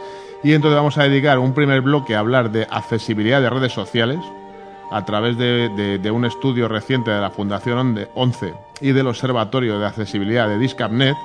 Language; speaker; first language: Spanish; native; Spanish